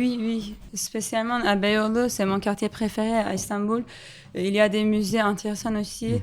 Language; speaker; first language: French; non-native, fluent; Turkish